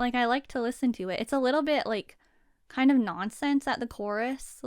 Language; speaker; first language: English; native; English